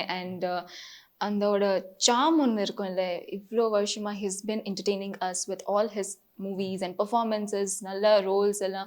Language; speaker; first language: Tamil; non-native, fluent; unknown